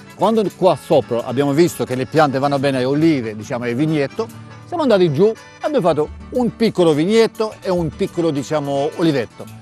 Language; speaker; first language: Italian; non-native, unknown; Albanian